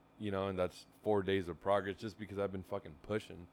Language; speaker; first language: English; early bilingual, other home language; Spanish